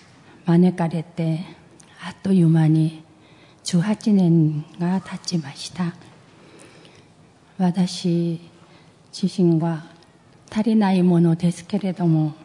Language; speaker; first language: Japanese; non-native, fluent; Korean